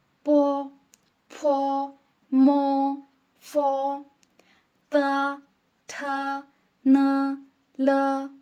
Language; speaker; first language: Chinese; non-native, fluent; Burmese